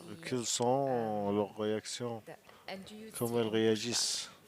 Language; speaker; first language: French; non-native, learner; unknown